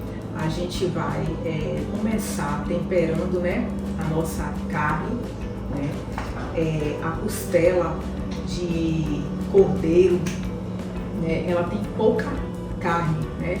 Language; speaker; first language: Portuguese; native; Portuguese